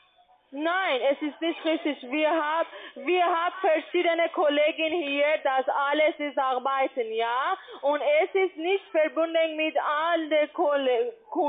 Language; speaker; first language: German; non-native, learner; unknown